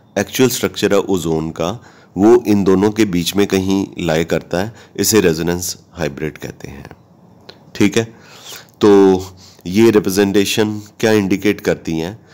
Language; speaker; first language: Hindi; native; Hindi